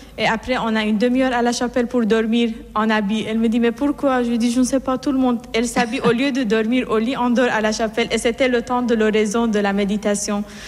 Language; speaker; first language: French; non-native, fluent; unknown